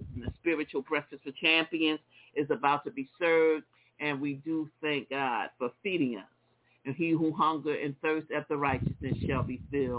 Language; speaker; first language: English; native; English